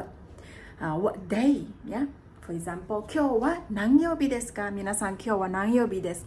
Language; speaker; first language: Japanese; non-native, fluent; Chinese